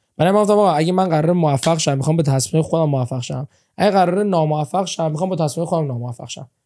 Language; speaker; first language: Persian; early bilingual, heritage; Persian